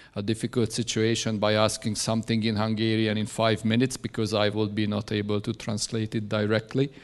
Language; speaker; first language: English; non-native, fluent; Hungarian